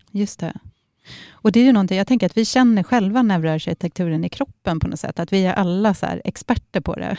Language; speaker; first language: Swedish; native; Swedish